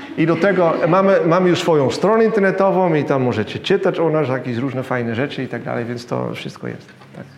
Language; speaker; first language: Polish; non-native, fluent; Dutch